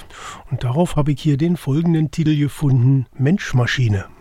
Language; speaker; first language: German; native; German